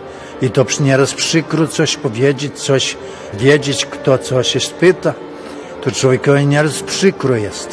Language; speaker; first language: Polish; early bilingual, heritage; Polish